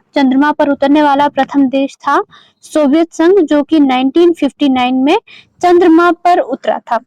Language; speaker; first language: Hindi; native; Hindi